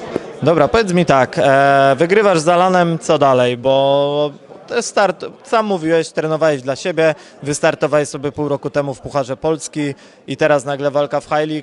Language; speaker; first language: Polish; native; Polish